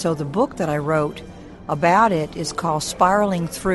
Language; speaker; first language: English; native; English